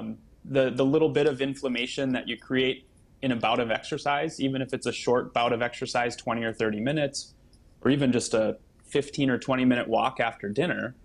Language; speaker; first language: English; native; English